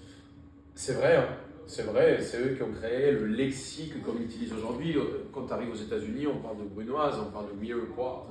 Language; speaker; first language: French; non-native, fluent; Spanish